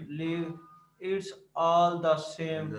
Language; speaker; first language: English; non-native, learner; Urdu